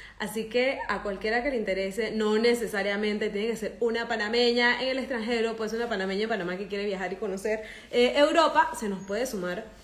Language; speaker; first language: Spanish; native; Spanish